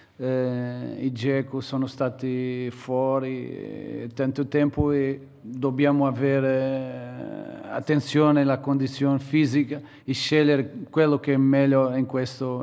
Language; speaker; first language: Italian; non-native, learner; Portuguese